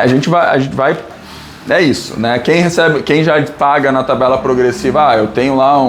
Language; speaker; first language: Portuguese; native; Portuguese